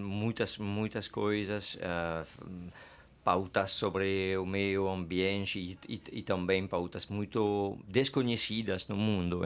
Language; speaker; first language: Portuguese; non-native, fluent; French